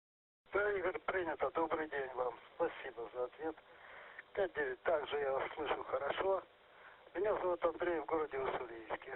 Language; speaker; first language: Russian; native; Russian